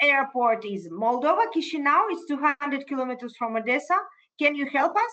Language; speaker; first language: English; non-native, fluent; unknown